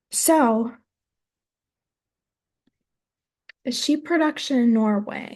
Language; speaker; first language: English; native; English